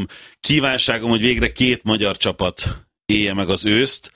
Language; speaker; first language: Hungarian; native; Hungarian